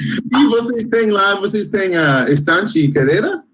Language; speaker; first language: Portuguese; non-native, fluent; English